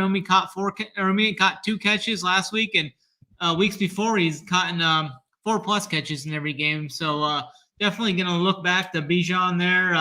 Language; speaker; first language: English; native; English